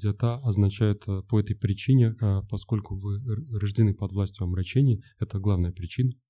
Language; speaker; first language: Russian; native; Russian